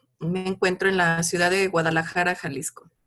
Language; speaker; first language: Spanish; native; Spanish